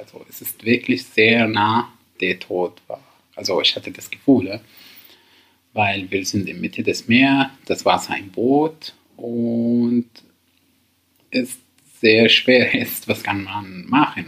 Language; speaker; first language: German; non-native, learner; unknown